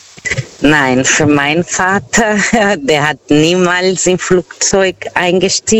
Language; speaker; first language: German; non-native, fluent; Portuguese